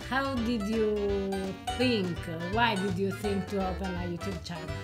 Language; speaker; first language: English; non-native, fluent; Italian